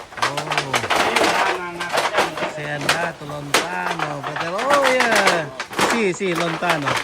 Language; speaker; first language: Italian; non-native, learner; Indonesian